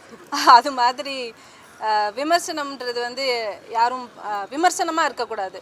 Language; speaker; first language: Tamil; native; Tamil